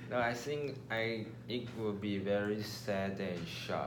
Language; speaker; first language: English; non-native, learner; Chinese